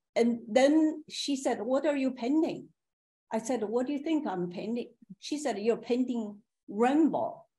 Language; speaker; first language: English; non-native, fluent; Chinese